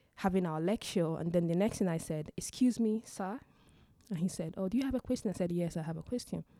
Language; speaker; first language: English; non-native, local second language; Igbo